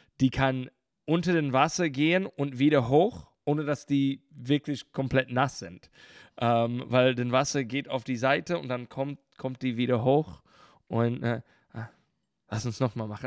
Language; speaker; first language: German; non-native, learner; English